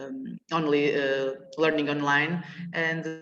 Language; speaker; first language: English; non-native, learner; Portuguese